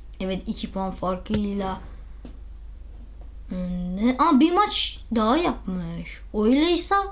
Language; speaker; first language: Turkish; non-native, learner; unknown